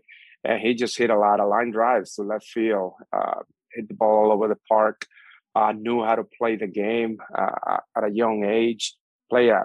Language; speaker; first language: English; non-native, fluent; Spanish